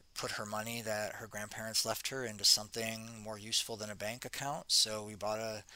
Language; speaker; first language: English; native; English